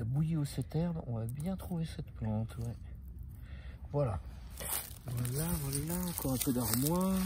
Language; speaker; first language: French; native; French